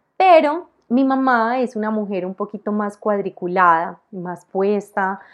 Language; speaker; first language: Spanish; native; Spanish